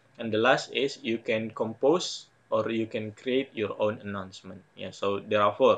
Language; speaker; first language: English; non-native, fluent; Indonesian